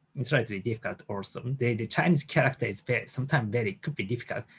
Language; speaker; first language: English; non-native, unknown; Japanese